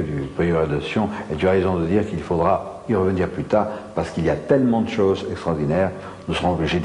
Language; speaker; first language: French; native; French